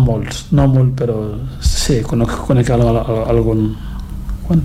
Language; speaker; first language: Catalan; non-native, fluent; Fula